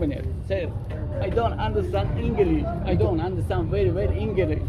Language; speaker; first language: English; non-native, learner; Persian